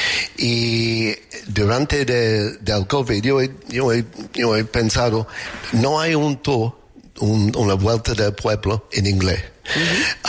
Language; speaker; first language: Spanish; non-native, fluent; English